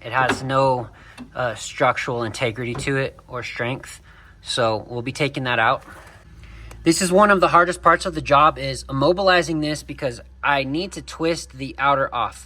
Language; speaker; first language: English; native; English